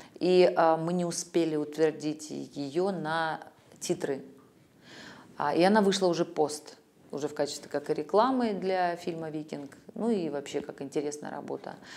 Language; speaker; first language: Russian; native; Russian